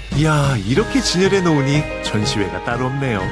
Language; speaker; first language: Korean; native; Korean